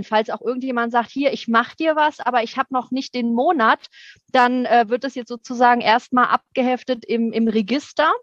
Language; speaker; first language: German; native; German